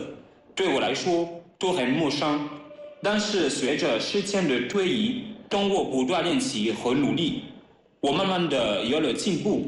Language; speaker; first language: Chinese; non-native, learner; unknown